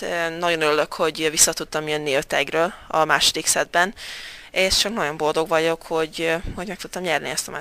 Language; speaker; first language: Hungarian; early bilingual, heritage; Hungarian